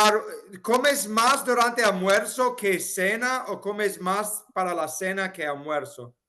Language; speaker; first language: Spanish; non-native, fluent; English